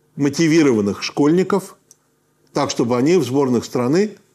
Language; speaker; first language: Russian; native; Russian